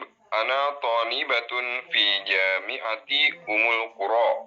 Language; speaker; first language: Arabic; non-native, learner; Indonesian